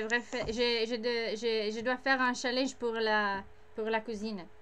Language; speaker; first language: French; non-native, learner; English